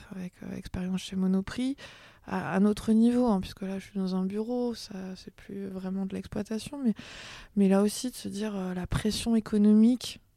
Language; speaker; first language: French; native; French